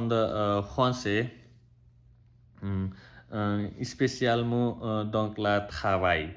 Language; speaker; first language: French; non-native, learner; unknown